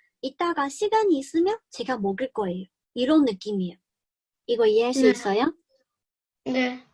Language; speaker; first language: Korean; non-native, learner; Chinese